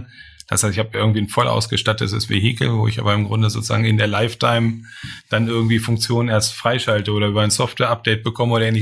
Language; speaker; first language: German; native; German